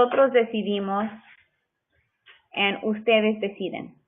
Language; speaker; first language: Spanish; non-native, fluent; English